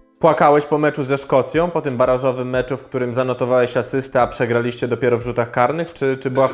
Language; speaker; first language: Polish; native; Polish